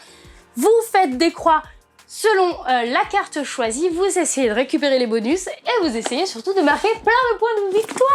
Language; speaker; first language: French; native; French